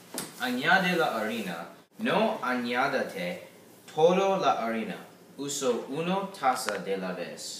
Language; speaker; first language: Spanish; non-native, learner; English